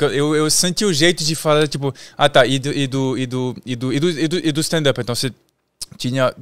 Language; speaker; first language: Portuguese; non-native, fluent; French